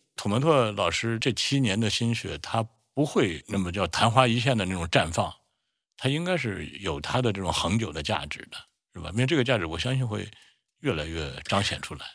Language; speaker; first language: Chinese; native; Chinese